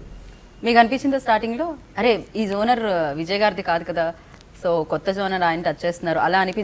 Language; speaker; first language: Telugu; native; Telugu